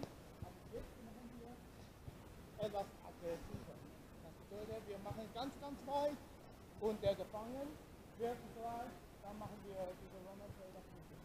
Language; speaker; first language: German; non-native, fluent; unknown